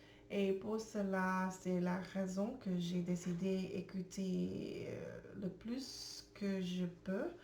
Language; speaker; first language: French; non-native, learner; English